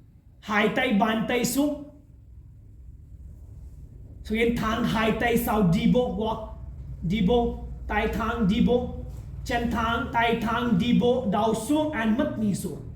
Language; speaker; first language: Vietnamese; non-native, learner; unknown